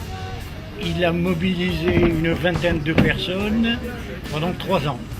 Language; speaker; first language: French; native; French